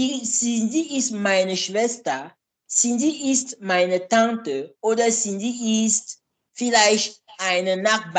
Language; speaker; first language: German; non-native, learner; French